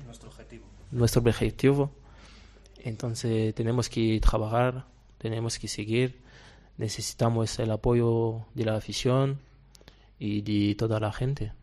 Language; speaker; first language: Spanish; non-native, fluent; Portuguese